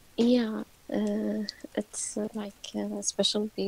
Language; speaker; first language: English; non-native, learner; Arabic